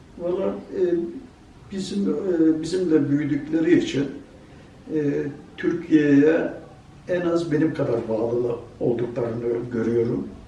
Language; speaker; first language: Turkish; native; Turkish